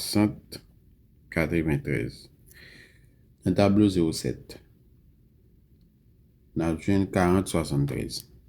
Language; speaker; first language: French; non-native, learner; Haitian Creole